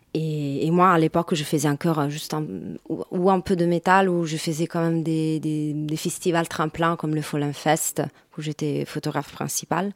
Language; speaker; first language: French; non-native, fluent; Italian